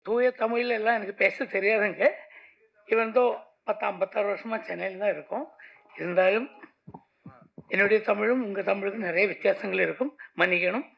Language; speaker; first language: Tamil; non-native, local second language; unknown